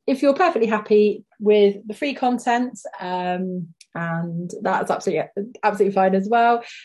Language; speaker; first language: English; native; English